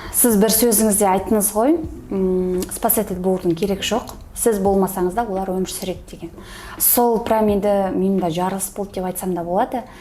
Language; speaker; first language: Kazakh; early bilingual, heritage; Kazakh